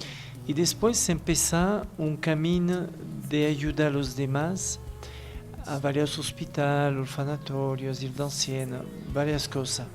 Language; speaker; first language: Spanish; non-native, learner; French